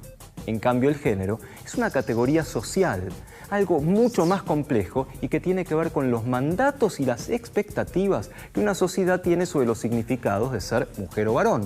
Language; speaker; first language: Spanish; native; Spanish